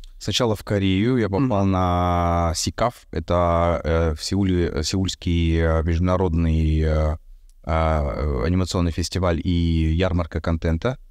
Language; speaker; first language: Russian; native; Russian